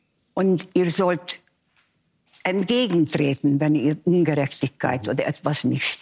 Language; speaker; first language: German; non-native, fluent; Hungarian